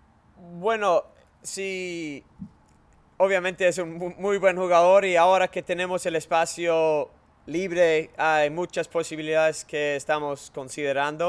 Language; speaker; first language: Spanish; non-native, fluent; English